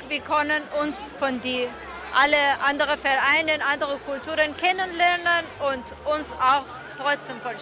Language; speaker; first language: German; non-native, learner; Persian